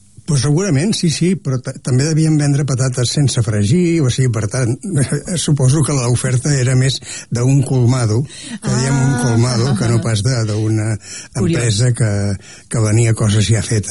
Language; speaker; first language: Catalan; non-native, local second language; Spanish